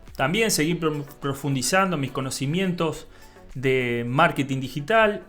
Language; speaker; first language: Spanish; native; Spanish